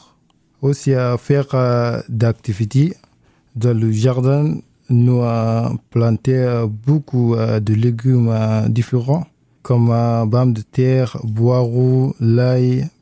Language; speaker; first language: French; non-native, learner; Arabic